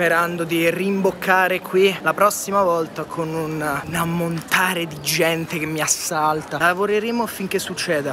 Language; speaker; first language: Italian; native; Italian